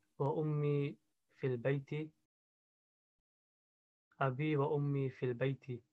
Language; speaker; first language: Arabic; non-native, learner; English